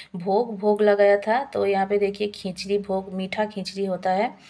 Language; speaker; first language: Hindi; non-native, local second language; Odia